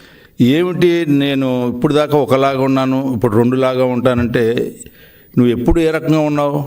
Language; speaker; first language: Telugu; native; Telugu